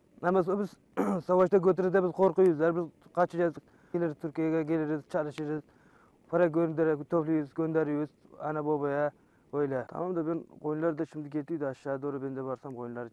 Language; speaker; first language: Turkish; non-native, learner; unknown